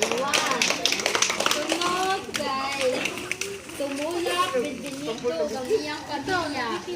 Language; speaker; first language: Cebuano; native; Cebuano